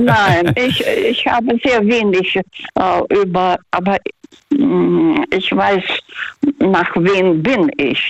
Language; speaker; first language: German; non-native, learner; Russian